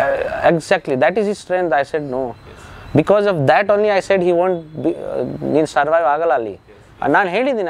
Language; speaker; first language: Kannada; non-native, learner; Nepali